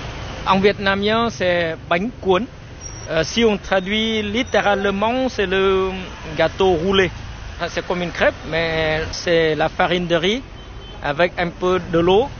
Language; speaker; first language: French; non-native, fluent; Vietnamese